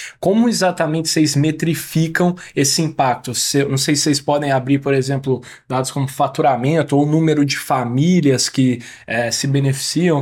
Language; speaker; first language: Portuguese; native; Portuguese